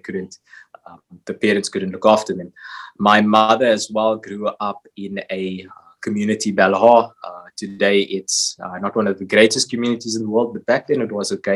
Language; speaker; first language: English; native; English